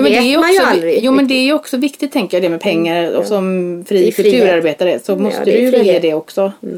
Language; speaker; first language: Swedish; native; Swedish